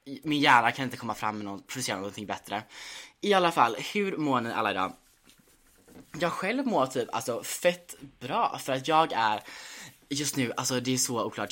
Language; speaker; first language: Swedish; native; Swedish